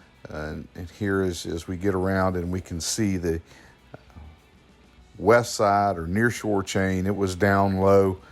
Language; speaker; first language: English; native; English